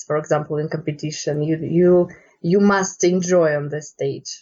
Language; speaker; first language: English; non-native, learner; Russian